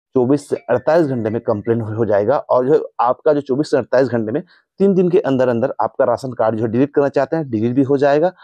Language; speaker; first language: Hindi; native; Hindi